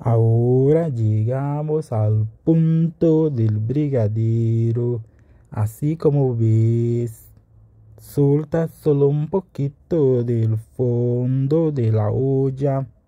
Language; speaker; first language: Portuguese; non-native, learner; Spanish